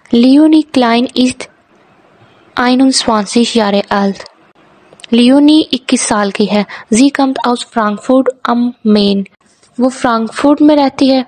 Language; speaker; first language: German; non-native, learner; Urdu